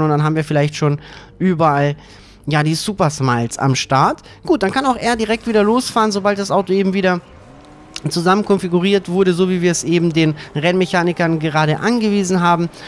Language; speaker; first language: German; native; German